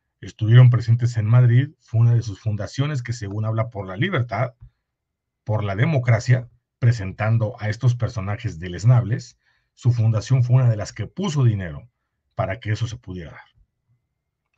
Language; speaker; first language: Spanish; native; Spanish